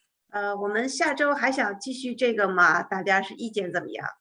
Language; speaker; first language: Chinese; native; Chinese